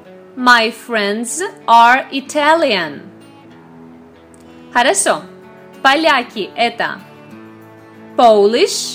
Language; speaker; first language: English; non-native, fluent; Russian